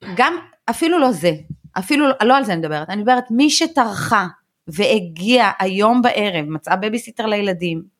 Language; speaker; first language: Hebrew; early bilingual, other home language; Russian